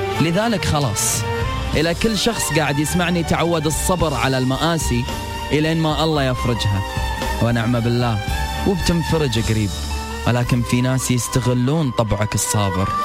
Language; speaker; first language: Arabic; native; Arabic